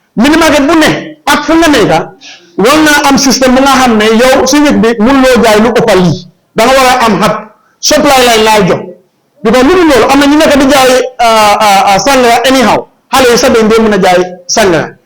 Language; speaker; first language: Wolof; non-native, local second language; Jola-Fonyi